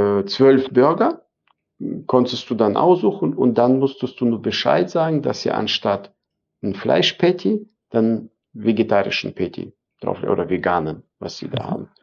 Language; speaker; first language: German; non-native, fluent; Arabic